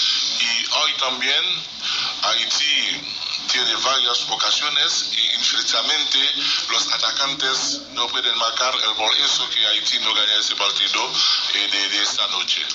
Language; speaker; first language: Spanish; non-native, fluent; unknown